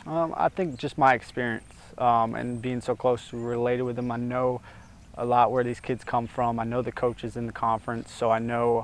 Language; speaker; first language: English; native; English